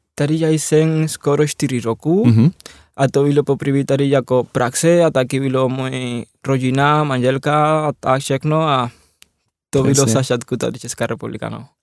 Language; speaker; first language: Czech; non-native, learner; Spanish